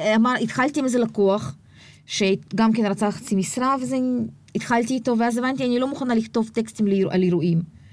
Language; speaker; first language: Hebrew; early bilingual, other home language; Russian